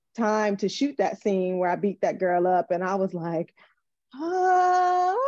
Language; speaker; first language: English; native; English